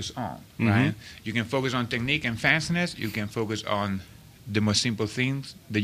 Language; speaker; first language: English; non-native, fluent; Italian